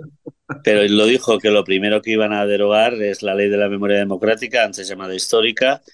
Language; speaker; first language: Spanish; native; Spanish